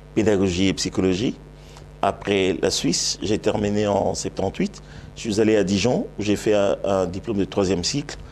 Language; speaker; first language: French; non-native, local second language; Lingala